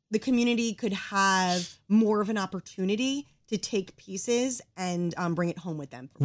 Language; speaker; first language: English; native; English